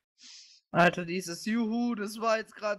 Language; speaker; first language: German; native; German